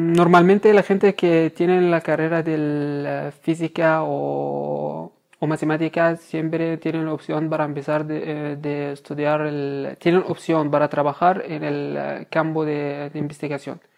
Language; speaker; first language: Spanish; non-native, fluent; Arabic